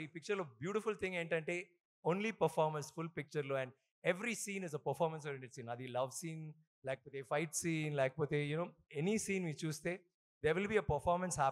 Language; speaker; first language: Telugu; non-native, local second language; Tamil